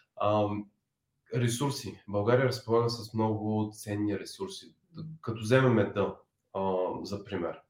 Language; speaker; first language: Bulgarian; native; Bulgarian